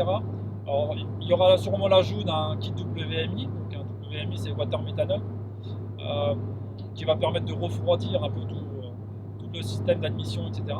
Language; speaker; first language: French; native; French